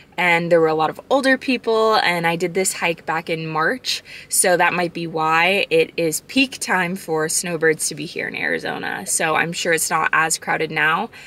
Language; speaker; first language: English; native; English